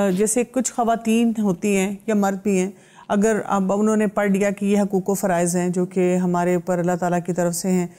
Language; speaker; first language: Urdu; native; Urdu